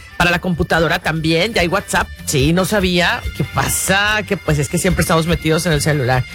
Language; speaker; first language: Spanish; native; Spanish